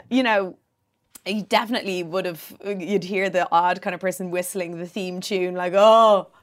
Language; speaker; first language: English; native; English